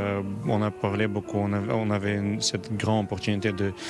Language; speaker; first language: French; non-native, learner; Ukrainian